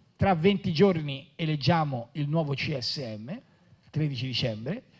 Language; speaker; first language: Italian; native; Italian